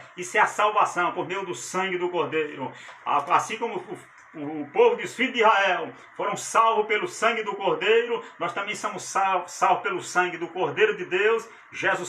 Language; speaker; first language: Portuguese; native; Portuguese